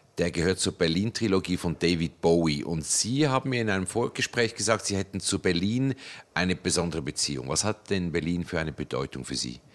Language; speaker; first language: German; native; German